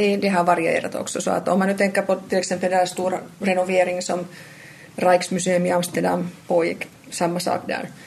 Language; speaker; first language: Swedish; non-native, local second language; Finnish